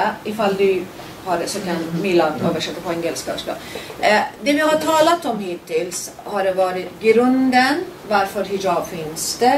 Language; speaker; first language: Swedish; non-native, fluent; Persian